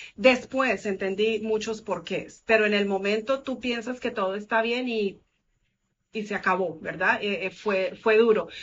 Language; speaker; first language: Spanish; native; Spanish